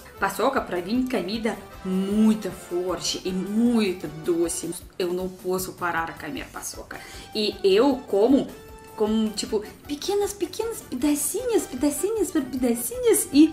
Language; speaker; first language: Portuguese; non-native, learner; Russian